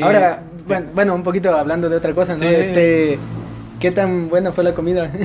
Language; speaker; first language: Spanish; native; Spanish